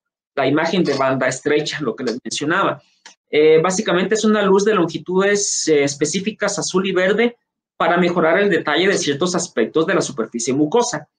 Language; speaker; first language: Spanish; native; Spanish